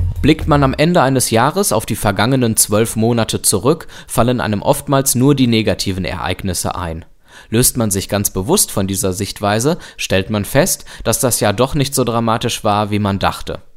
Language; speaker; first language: German; native; German